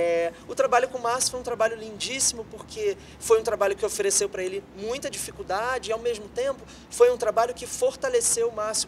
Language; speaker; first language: Portuguese; native; Portuguese